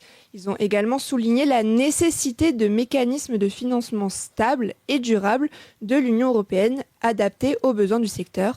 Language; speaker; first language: French; native; French